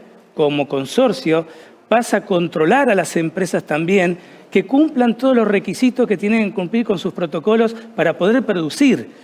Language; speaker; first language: Spanish; native; Spanish